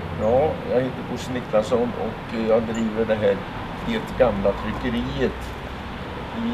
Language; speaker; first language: Swedish; native; Swedish